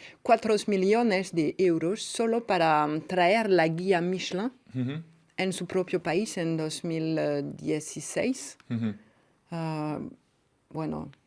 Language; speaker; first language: Spanish; non-native, fluent; French